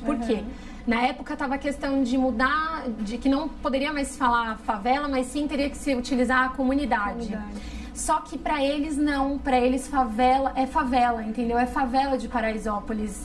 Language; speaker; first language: Portuguese; native; Portuguese